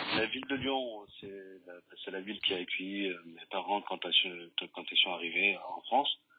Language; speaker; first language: French; native; French